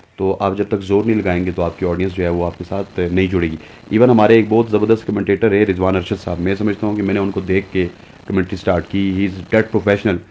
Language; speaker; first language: Urdu; non-native, local second language; Punjabi